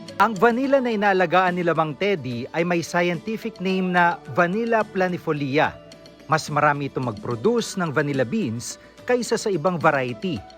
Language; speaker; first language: Filipino; native; Filipino